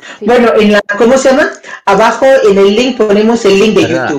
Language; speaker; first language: Spanish; non-native, learner; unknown